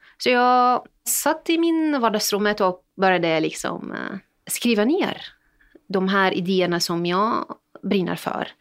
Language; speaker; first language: Swedish; non-native, fluent; Arabic